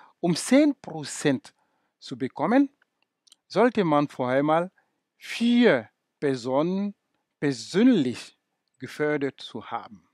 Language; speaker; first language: German; non-native, fluent; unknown